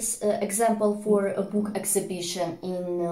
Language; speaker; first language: English; non-native, fluent; Russian